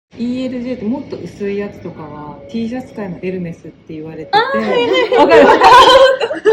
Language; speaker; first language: Japanese; native; Japanese